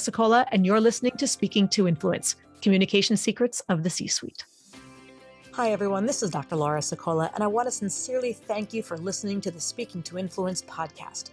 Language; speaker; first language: English; native; English